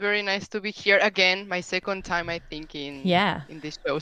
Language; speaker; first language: English; non-native, fluent; Spanish